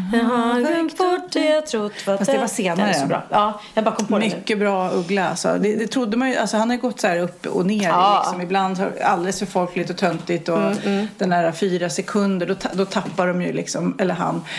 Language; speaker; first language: Swedish; native; Swedish